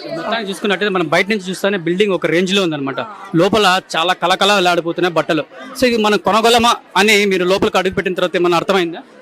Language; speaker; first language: Telugu; native; Telugu